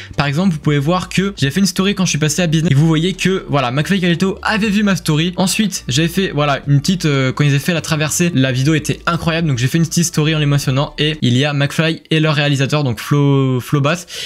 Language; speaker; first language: French; native; French